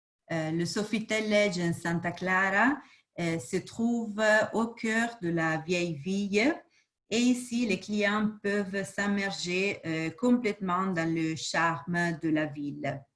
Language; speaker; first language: French; non-native, fluent; Portuguese